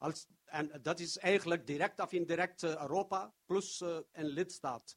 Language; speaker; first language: Dutch; non-native, fluent; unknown